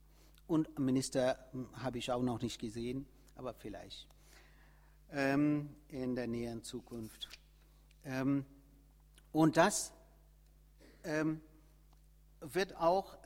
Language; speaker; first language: German; non-native, fluent; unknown